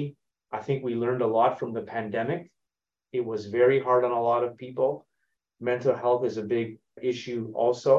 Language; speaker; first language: English; native; English